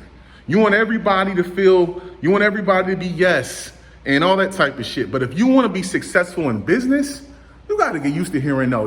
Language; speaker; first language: English; native; English